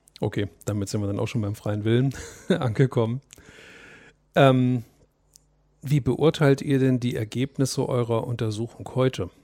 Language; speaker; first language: German; native; German